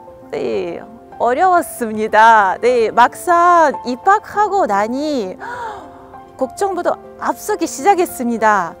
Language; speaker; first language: Korean; non-native, fluent; Russian